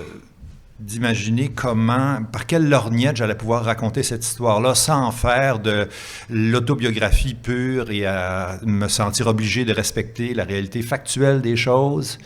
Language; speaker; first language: French; native; French